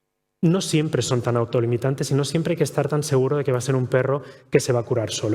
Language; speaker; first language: Spanish; native; Spanish